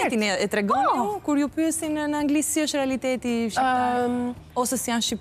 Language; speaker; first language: Albanian; native; Albanian